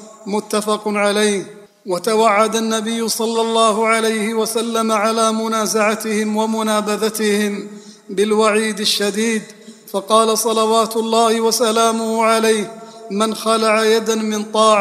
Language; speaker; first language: Arabic; native; Arabic